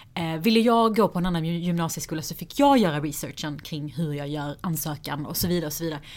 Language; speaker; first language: Swedish; early bilingual, other home language; Persian